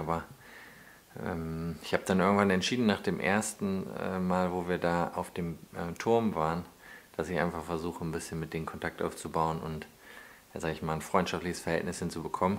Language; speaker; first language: German; native; German